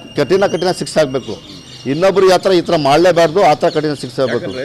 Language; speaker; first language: Kannada; non-native, local second language; Urdu